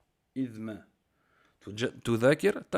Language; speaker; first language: Arabic; non-native, fluent; French